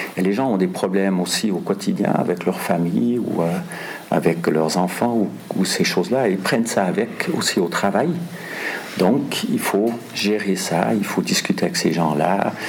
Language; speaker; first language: French; non-native, local second language; German